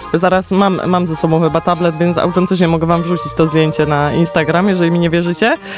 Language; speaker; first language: Polish; native; Polish